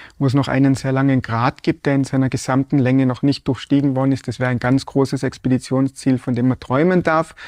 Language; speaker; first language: German; native; German